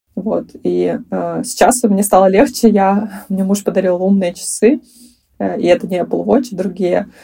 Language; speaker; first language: Russian; native; Russian